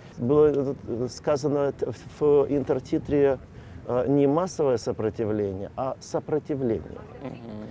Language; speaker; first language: Russian; native; Russian